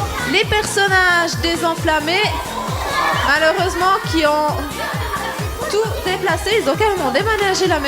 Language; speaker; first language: French; native; French